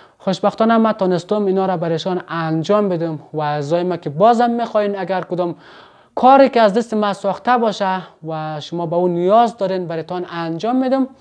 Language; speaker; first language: Persian; native; Persian